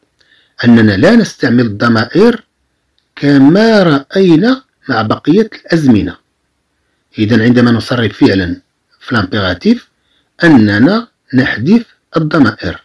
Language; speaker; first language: Arabic; native; Arabic